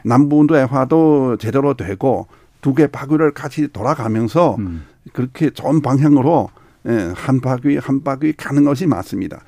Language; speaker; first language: Korean; non-native, fluent; Chinese